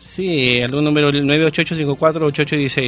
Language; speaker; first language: Spanish; native; Spanish